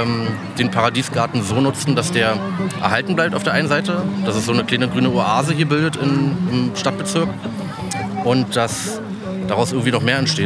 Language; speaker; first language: German; native; German